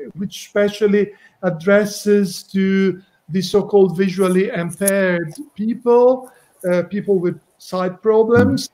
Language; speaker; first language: English; non-native, fluent; Italian